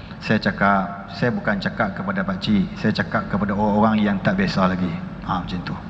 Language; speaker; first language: Malay; native; Malay